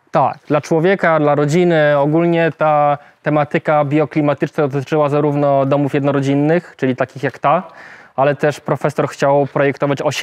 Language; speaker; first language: Polish; native; Polish